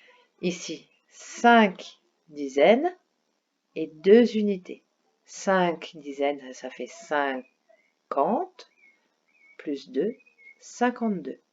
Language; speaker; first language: French; native; French